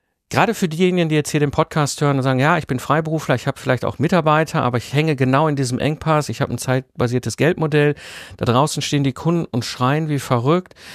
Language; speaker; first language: German; native; German